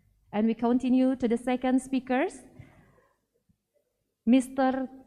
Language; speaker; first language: English; non-native, fluent; Indonesian